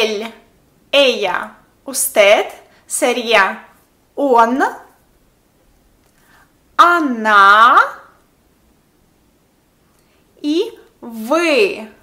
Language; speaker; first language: Spanish; non-native, fluent; Russian